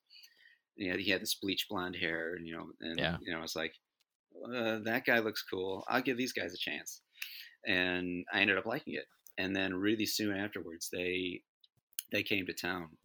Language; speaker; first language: English; native; English